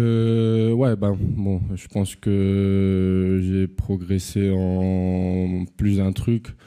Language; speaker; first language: French; non-native, fluent; Spanish